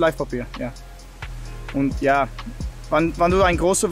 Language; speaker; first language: German; non-native, learner; Dutch